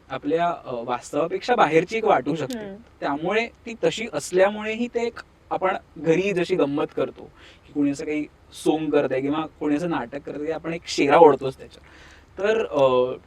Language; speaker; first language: Marathi; native; Marathi